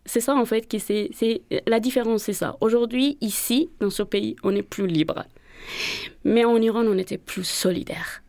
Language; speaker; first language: French; non-native, fluent; Persian